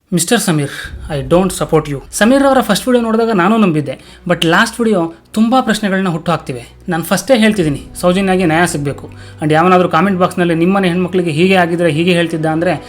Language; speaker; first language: Kannada; non-native, local second language; Lambadi